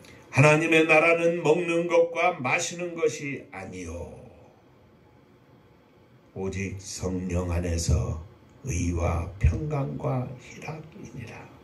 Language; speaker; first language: Korean; native; Korean